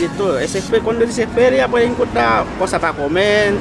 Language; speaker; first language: Spanish; non-native, fluent; Haitian Creole